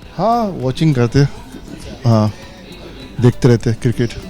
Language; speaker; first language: Hindi; non-native, learner; Arabic